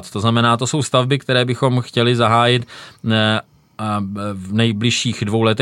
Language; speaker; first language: Czech; native; Czech